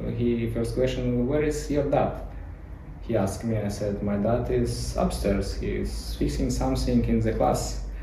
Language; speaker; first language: English; non-native, learner; Ukrainian